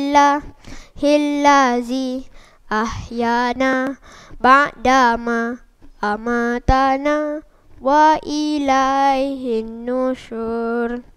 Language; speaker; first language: Arabic; non-native, learner; Malay